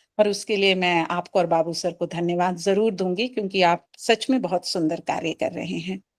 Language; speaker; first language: Hindi; native; Hindi